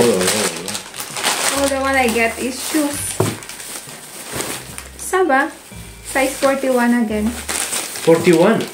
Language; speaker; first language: English; non-native, local second language; Filipino